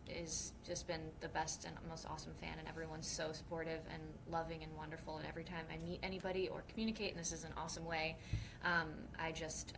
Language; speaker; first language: English; native; English